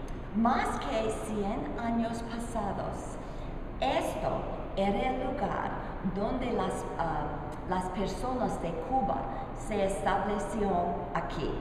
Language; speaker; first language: Spanish; non-native, learner; English